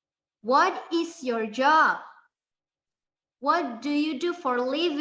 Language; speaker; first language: English; non-native, fluent; Indonesian